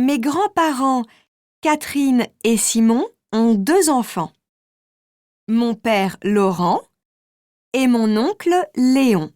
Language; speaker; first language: French; native; French